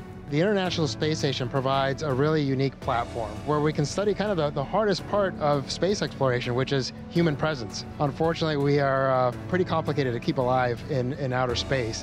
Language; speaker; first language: English; early bilingual, other home language; Spanish